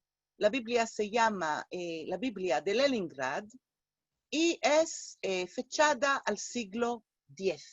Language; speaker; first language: Spanish; non-native, fluent; Hebrew